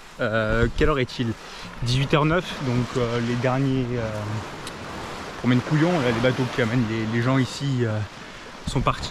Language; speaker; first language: French; native; French